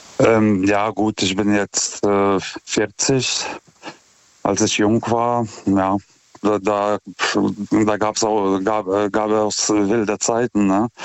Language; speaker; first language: German; non-native, fluent; Lithuanian